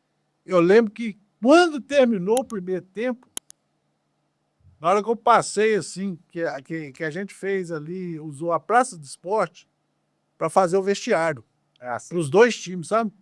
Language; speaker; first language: Portuguese; native; Portuguese